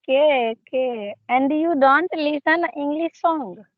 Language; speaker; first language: English; non-native, learner; Hindi